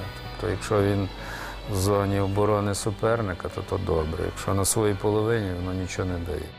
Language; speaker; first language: Ukrainian; native; Ukrainian